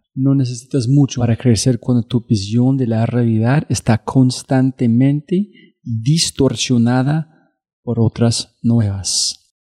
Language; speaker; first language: Spanish; non-native, learner; English